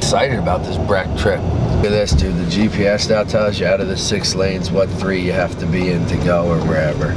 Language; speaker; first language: English; native; English